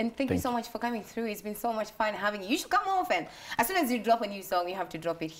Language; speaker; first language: English; non-native, local second language; Swahili